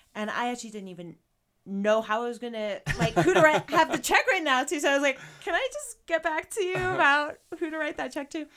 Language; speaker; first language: English; native; English